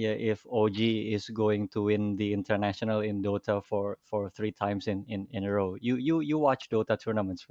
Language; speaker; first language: English; non-native, fluent; Indonesian